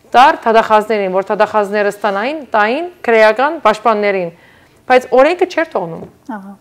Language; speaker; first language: Armenian; early bilingual, heritage; Armenian